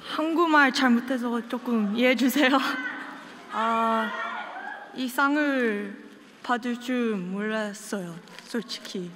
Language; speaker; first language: Korean; early bilingual, heritage; Korean